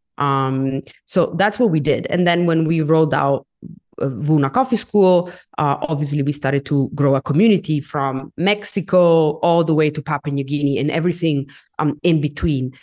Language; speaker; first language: English; non-native, fluent; Italian